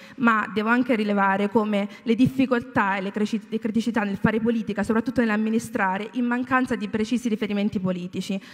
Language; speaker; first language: Italian; native; Italian